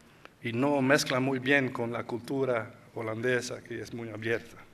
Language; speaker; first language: Spanish; non-native, fluent; Dutch